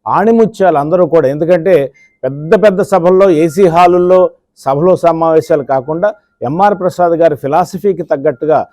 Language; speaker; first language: Telugu; native; Telugu